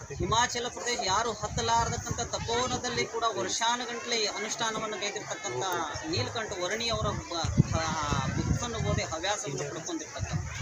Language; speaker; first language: Kannada; native; Kannada